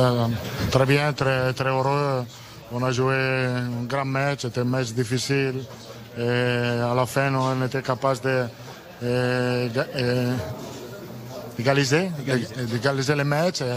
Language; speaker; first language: French; non-native, learner; Italian